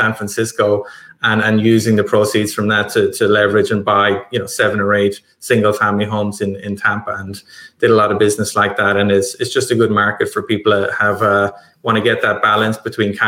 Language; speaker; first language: English; native; English